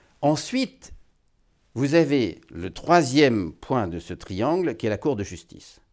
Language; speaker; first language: French; native; French